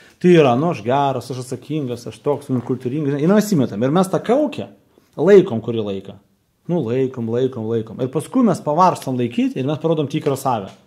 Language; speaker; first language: Lithuanian; native; Lithuanian